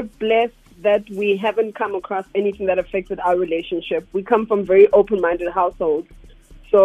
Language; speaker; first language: English; non-native, local second language; Zulu